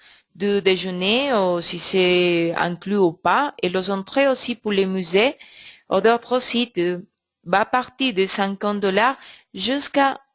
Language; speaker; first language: French; non-native, learner; Spanish